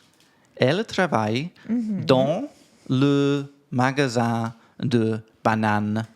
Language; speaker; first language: French; non-native, learner; English